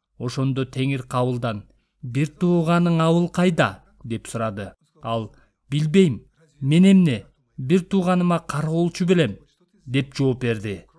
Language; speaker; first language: Kyrgyz; non-native, local second language; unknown